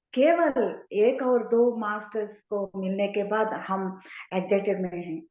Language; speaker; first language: Hindi; non-native, local second language; Telugu